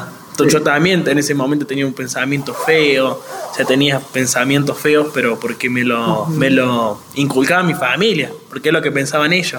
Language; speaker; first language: Spanish; native; Spanish